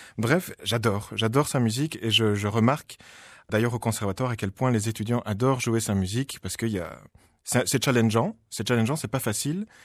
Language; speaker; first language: French; early bilingual, other home language; Polish